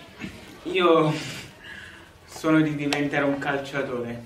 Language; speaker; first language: Italian; early bilingual, other home language; Lingala